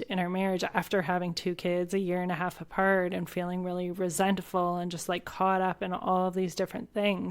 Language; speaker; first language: English; native; English